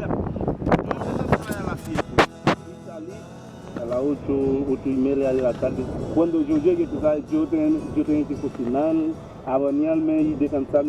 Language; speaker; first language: Spanish; non-native, learner; Haitian Creole